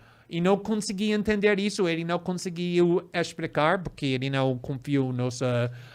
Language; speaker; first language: Portuguese; non-native, fluent; English